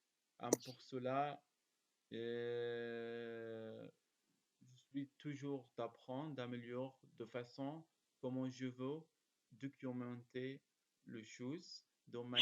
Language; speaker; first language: French; non-native, learner; Arabic